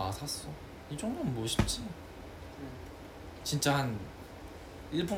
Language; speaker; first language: Korean; native; Korean